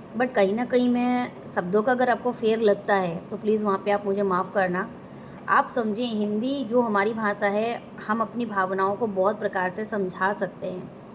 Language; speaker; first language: Hindi; non-native, local second language; Gujarati